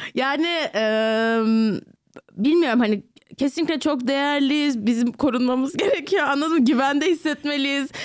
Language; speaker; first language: Turkish; native; Turkish